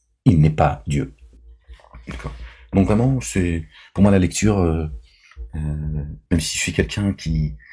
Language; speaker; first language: French; native; French